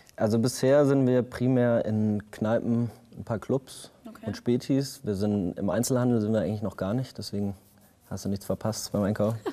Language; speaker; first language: German; native; German